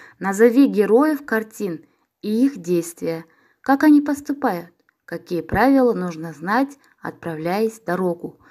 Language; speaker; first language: Russian; non-native, local second language; Kazakh